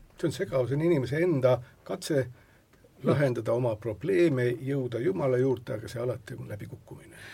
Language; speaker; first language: Estonian; native; Estonian